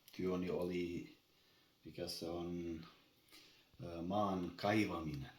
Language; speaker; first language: Finnish; non-native, learner; Albanian